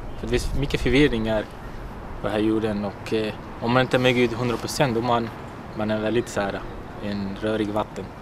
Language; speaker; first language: Swedish; non-native, fluent; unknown